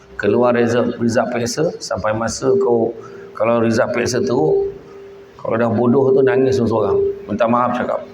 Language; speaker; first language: Malay; native; Malay